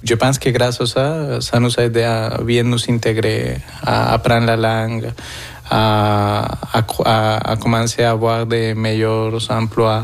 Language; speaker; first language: French; non-native, fluent; Spanish